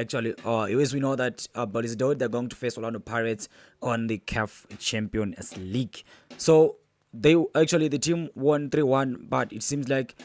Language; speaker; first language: English; non-native, local second language; Zulu